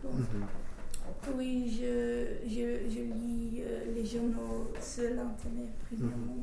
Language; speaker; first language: French; non-native, fluent; English